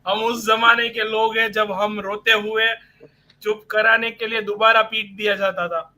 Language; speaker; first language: Hindi; non-native, local second language; Gujarati